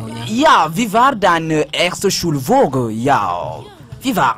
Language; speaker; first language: German; non-native, fluent; French